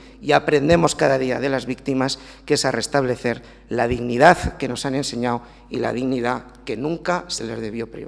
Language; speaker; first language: Spanish; native; Spanish